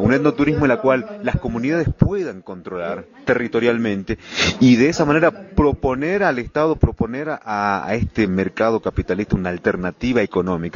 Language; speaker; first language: Spanish; native; Spanish